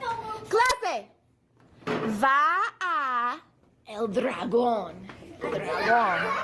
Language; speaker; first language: Spanish; non-native, fluent; English